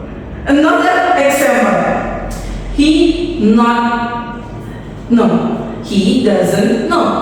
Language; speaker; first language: English; non-native, learner; Indonesian